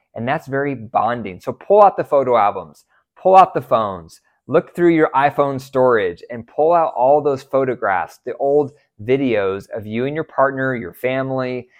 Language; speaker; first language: English; native; English